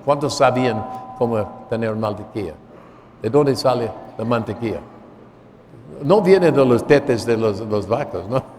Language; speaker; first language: Spanish; non-native, fluent; English